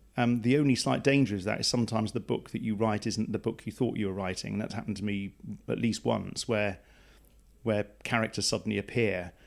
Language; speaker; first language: English; native; English